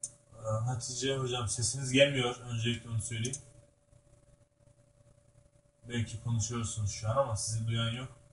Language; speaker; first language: Turkish; native; Turkish